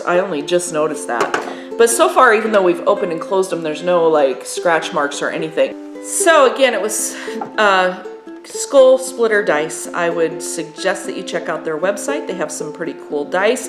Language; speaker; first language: English; native; English